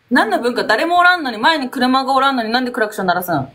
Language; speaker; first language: Japanese; native; Japanese